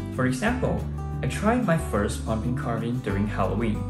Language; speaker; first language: English; non-native, fluent; Chinese